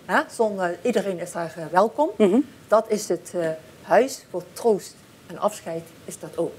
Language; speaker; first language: Dutch; native; Dutch